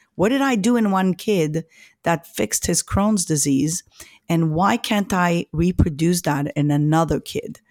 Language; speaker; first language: English; early bilingual, other home language; French